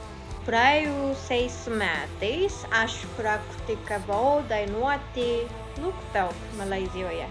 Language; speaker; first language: Lithuanian; non-native, learner; Japanese